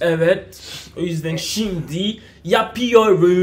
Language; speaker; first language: Turkish; non-native, learner; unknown